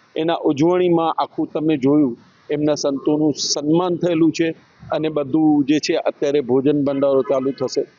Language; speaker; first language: Gujarati; non-native, local second language; Sindhi